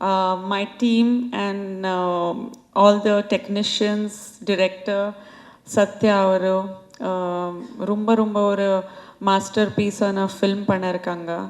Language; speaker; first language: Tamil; non-native, fluent; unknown